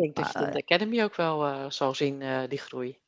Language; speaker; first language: Dutch; native; Dutch